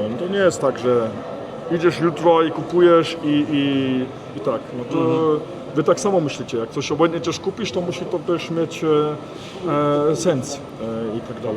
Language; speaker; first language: Polish; early bilingual, heritage; Polish